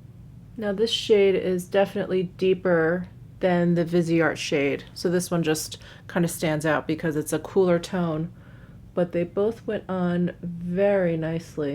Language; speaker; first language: English; native; English